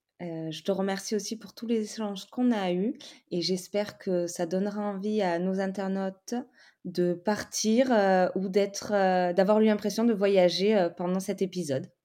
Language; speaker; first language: French; native; French